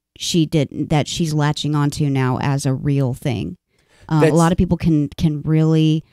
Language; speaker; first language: English; native; English